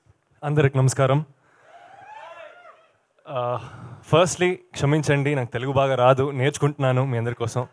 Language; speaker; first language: Telugu; non-native, learner; Kannada